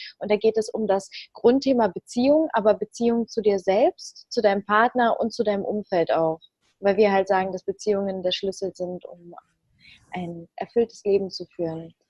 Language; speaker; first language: German; early bilingual, other home language; Ukrainian